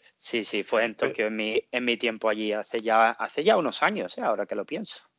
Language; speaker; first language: Spanish; early bilingual, other home language; Portuguese